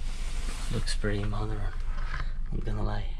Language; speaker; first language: English; non-native, fluent; French